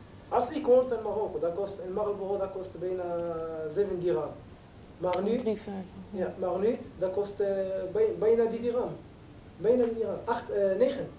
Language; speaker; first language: Dutch; non-native, learner; Arabic